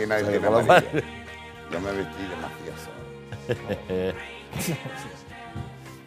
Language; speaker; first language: Spanish; native; Spanish